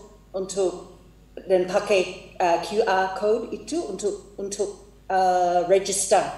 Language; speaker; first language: Indonesian; non-native, fluent; English